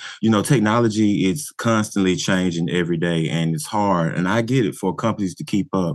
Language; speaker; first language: English; native; English